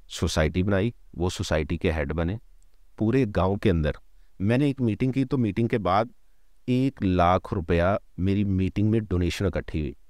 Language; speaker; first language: Urdu; non-native, local second language; Punjabi